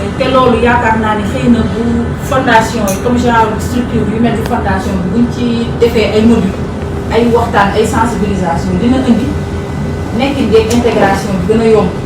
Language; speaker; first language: Wolof; non-native, local second language; Fula